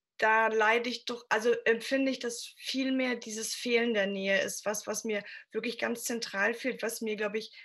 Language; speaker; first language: German; native; German